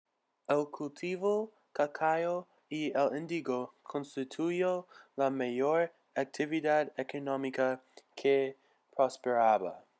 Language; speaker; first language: Spanish; non-native, learner; English